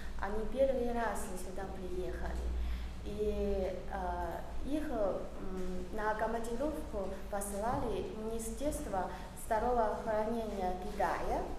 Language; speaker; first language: Russian; non-native, learner; Chinese